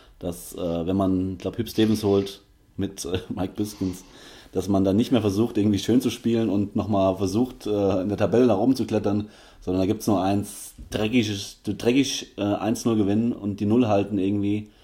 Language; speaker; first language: German; native; German